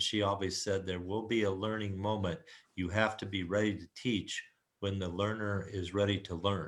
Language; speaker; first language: English; native; English